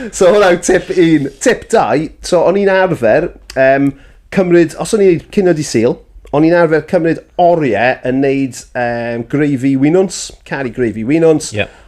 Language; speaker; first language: Welsh; native; Welsh